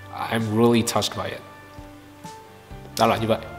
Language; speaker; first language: English; non-native, fluent; Vietnamese